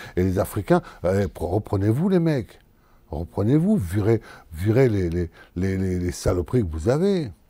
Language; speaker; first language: French; native; French